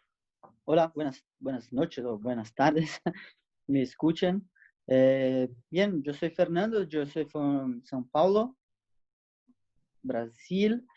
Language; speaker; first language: Spanish; non-native, learner; Portuguese